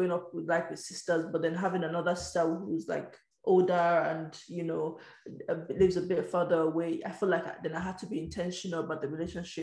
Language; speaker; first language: English; native; English